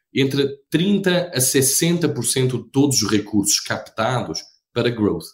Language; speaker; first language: Portuguese; native; Portuguese